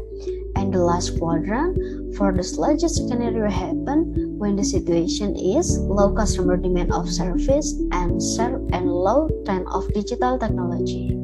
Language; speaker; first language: English; non-native, learner; Indonesian